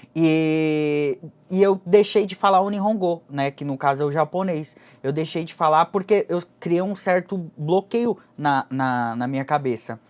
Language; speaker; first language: Portuguese; early bilingual, other home language; Japanese